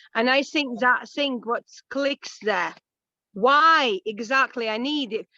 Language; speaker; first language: English; non-native, fluent; Latvian